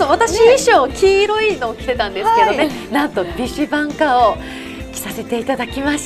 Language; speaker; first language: Japanese; native; Japanese